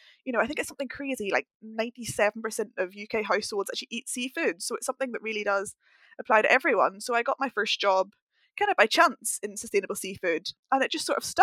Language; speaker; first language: English; native; English